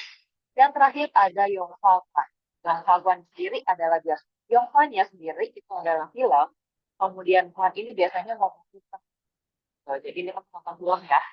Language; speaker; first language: Indonesian; native; Indonesian